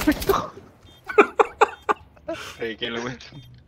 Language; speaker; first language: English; non-native, learner; Finnish